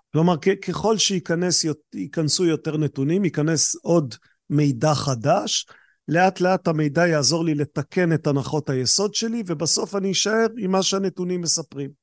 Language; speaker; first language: Hebrew; native; Hebrew